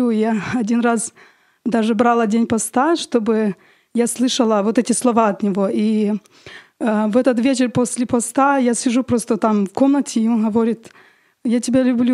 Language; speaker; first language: Russian; early bilingual, heritage; Russian